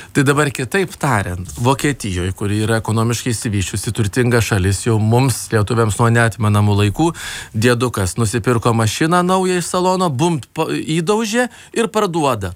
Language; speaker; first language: Lithuanian; native; Lithuanian